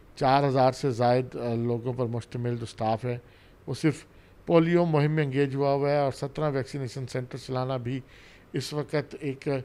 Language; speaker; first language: Urdu; non-native, local second language; Saraiki